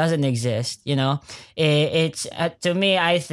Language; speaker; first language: English; non-native, local second language; Filipino